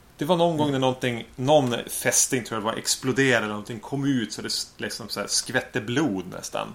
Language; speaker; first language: Swedish; native; Swedish